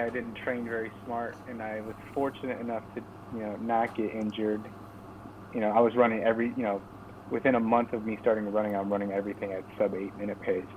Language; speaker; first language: English; native; English